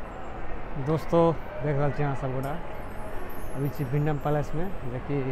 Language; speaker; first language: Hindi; non-native, local second language; Maithili